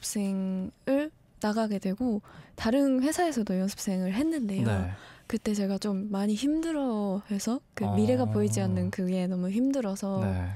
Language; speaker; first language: Korean; non-native, fluent; Japanese